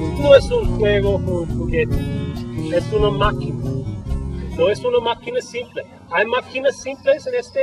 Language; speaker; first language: Spanish; non-native, fluent; English